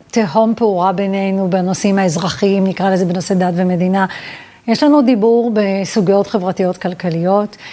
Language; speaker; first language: Hebrew; early bilingual, other home language; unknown